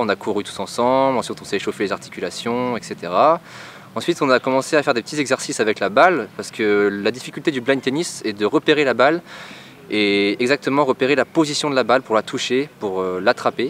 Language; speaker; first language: French; native; French